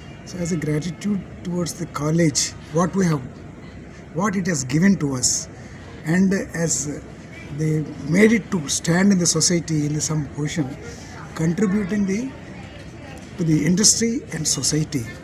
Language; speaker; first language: English; non-native, local second language; Telugu